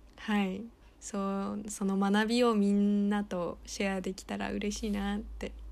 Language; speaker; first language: Japanese; early bilingual, heritage; Japanese